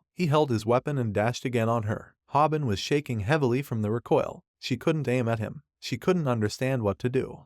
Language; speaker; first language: English; non-native, local second language; Hindi